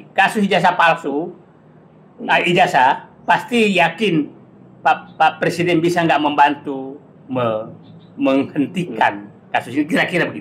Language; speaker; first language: Indonesian; native; Indonesian